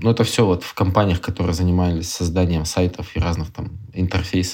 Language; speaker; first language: Russian; native; Russian